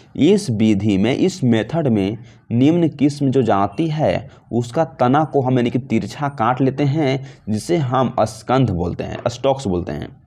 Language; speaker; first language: Hindi; native; Hindi